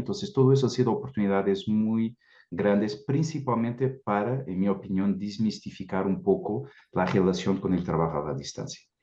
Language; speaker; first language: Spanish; non-native, fluent; Portuguese